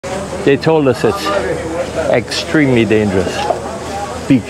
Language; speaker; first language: English; native; English